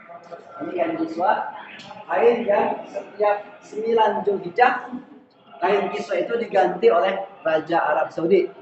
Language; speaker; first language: Indonesian; non-native, local second language; Sundanese